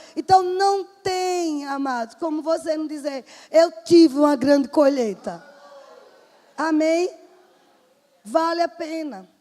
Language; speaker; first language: Portuguese; native; Portuguese